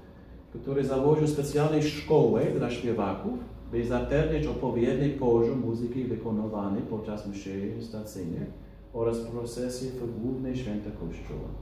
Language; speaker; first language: Polish; non-native, fluent; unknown